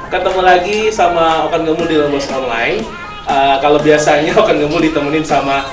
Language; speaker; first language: Indonesian; native; Indonesian